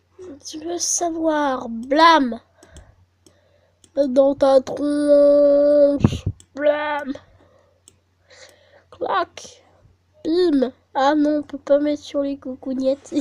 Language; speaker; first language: French; native; French